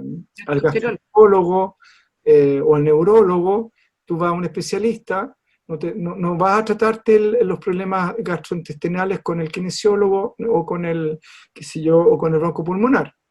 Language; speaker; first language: Spanish; native; Spanish